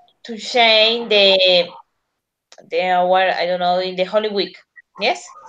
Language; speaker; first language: English; non-native, learner; Spanish